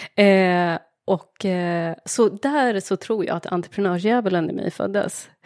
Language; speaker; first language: Swedish; native; Swedish